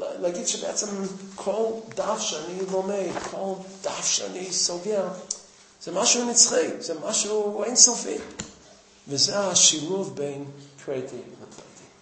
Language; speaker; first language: Hebrew; non-native, fluent; English